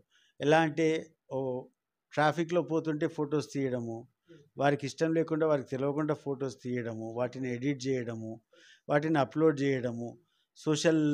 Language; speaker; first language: Telugu; native; Telugu